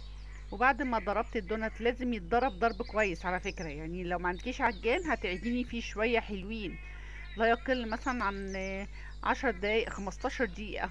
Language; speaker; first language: Arabic; native; Arabic